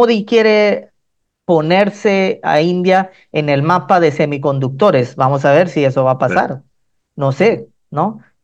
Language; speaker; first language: Spanish; non-native, fluent; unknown